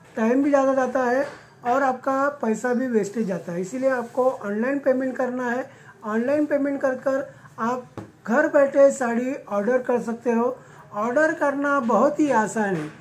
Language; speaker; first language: Hindi; non-native, local second language; Marathi